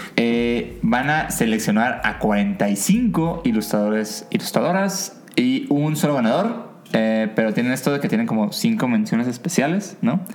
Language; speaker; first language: Spanish; native; Spanish